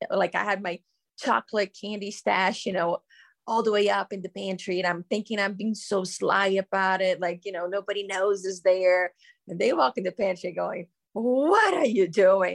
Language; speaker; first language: English; non-native, fluent; Portuguese